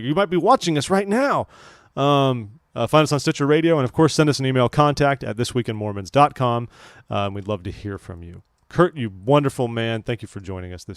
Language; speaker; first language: English; native; English